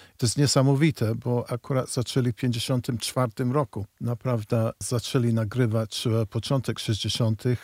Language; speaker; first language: Polish; non-native, fluent; English